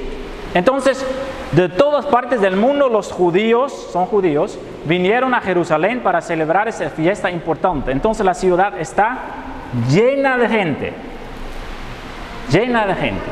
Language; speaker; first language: Spanish; non-native, fluent; Dutch